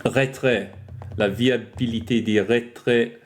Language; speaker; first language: French; non-native, fluent; English